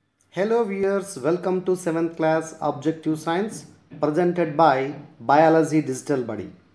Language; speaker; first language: English; non-native, local second language; Telugu